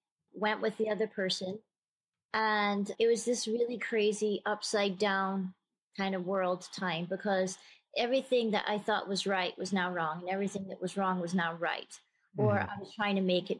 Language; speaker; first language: English; native; English